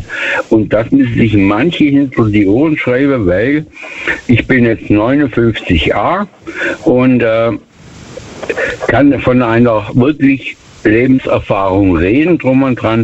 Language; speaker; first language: German; native; German